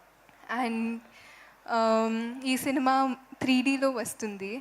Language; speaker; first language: Telugu; non-native, fluent; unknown